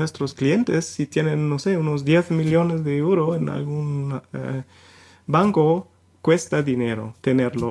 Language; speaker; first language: Spanish; non-native, fluent; German